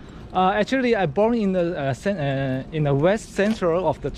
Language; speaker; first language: English; non-native, learner; Chinese